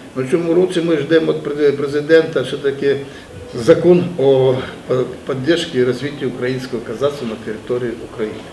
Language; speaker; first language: Ukrainian; non-native, local second language; Russian